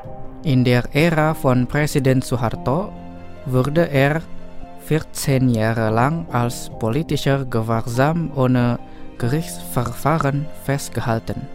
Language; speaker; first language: German; non-native, fluent; Indonesian